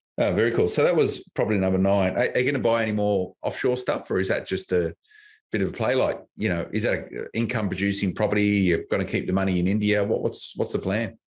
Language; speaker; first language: English; native; English